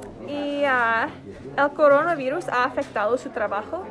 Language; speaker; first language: Spanish; non-native, fluent; English